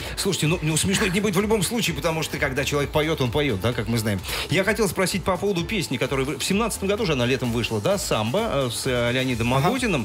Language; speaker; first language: Russian; native; Russian